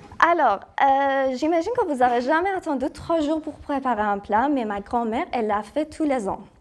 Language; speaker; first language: French; non-native, fluent; Persian